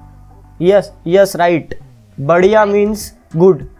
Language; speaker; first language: English; non-native, local second language; Hindi